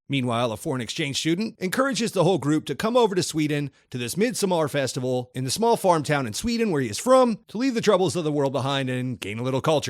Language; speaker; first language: English; native; English